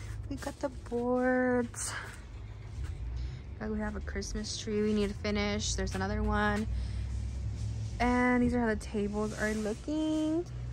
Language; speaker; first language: English; early bilingual, other home language; Spanish